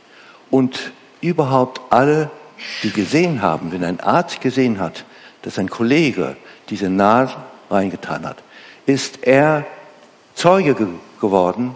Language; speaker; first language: German; non-native, fluent; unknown